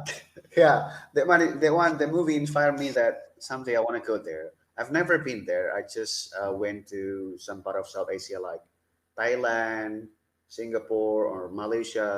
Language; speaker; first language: English; non-native, learner; Indonesian